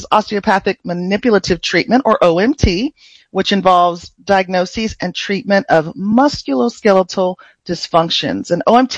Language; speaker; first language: English; native; English